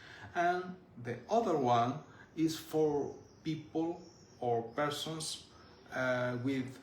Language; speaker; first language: English; non-native, learner; Spanish